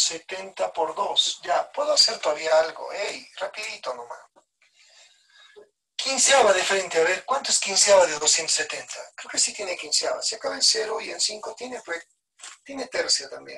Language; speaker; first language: Spanish; native; Spanish